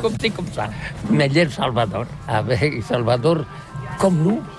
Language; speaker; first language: French; non-native, learner; Catalan